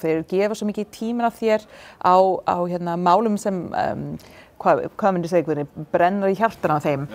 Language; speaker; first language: Icelandic; non-native, fluent; English